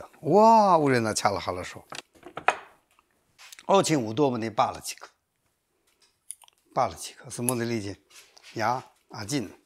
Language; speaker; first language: Russian; non-native, learner; Chinese